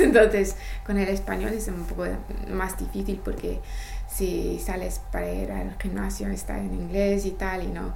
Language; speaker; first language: Spanish; non-native, fluent; English